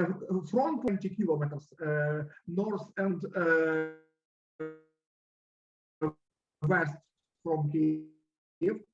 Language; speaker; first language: English; non-native, learner; Russian